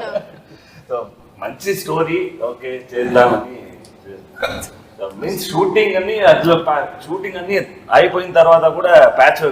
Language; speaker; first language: Telugu; non-native, learner; Tamil